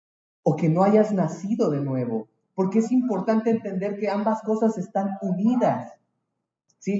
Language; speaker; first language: Spanish; native; Spanish